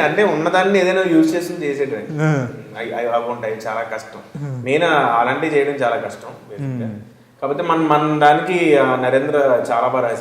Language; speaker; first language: Telugu; native; Telugu